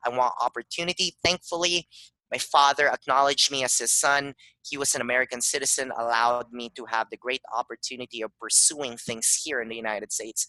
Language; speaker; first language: English; non-native, local second language; Filipino